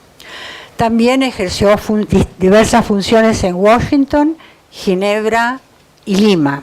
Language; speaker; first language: Spanish; native; Spanish